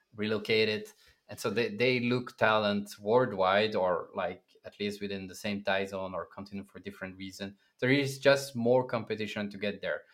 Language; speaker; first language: English; non-native, fluent; French